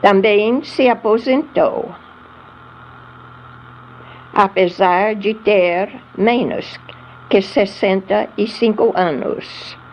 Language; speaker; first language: Portuguese; non-native, fluent; English